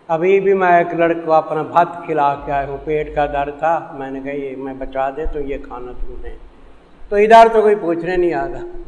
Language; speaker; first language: Urdu; non-native, local second language; Saraiki